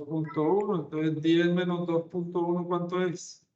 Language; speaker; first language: Spanish; native; Spanish